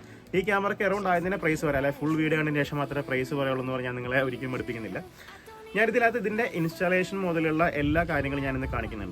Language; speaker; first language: Malayalam; native; Malayalam